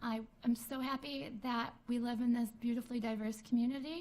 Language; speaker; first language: English; native; English